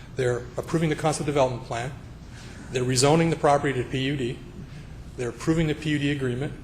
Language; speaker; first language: English; native; English